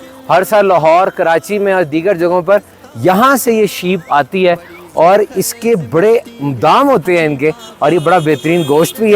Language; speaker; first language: Urdu; native; Urdu